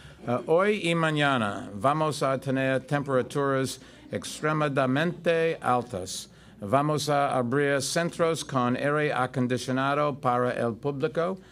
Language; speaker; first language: Spanish; non-native, learner; English